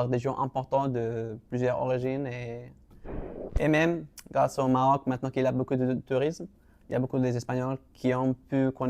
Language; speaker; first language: French; non-native, local second language; Arabic